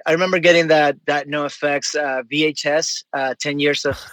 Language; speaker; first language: English; non-native, fluent; Spanish